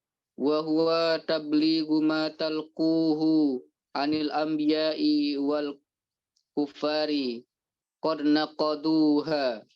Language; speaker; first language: Arabic; non-native, fluent; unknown